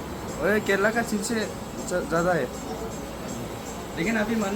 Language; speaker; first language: Hindi; non-native, local second language; Bangla